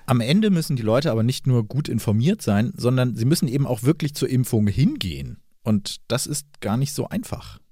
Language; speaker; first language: German; native; German